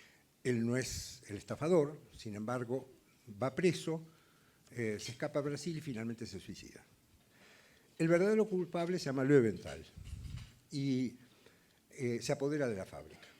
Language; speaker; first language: Spanish; native; Spanish